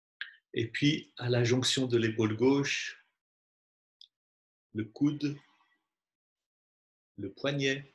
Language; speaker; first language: French; native; French